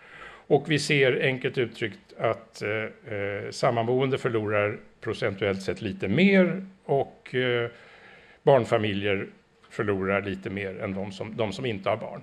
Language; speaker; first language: Swedish; native; Swedish